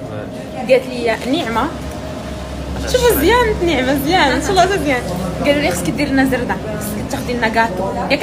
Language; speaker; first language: Arabic; native; Arabic